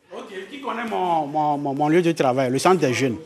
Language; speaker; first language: French; non-native, local second language; Ewe